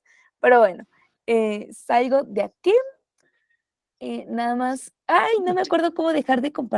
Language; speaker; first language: Spanish; native; Spanish